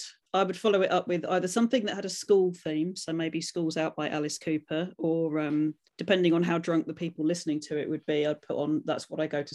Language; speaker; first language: English; native; English